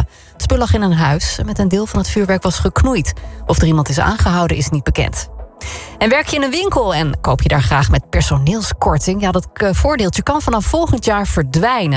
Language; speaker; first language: Dutch; native; Dutch